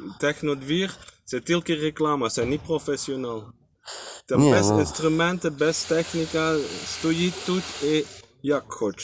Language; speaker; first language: Ukrainian; non-native, learner; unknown